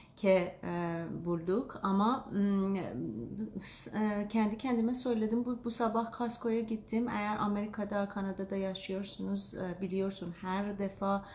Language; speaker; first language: Turkish; non-native, learner; Azerbaijani